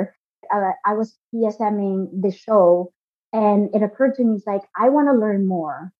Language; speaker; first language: English; non-native, local second language; Filipino